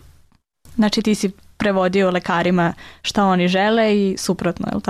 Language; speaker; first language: Serbian; native; Serbian